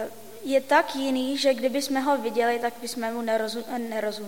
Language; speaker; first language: Czech; non-native, fluent; English